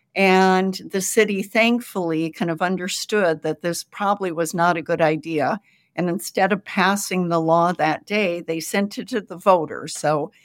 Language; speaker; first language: English; native; English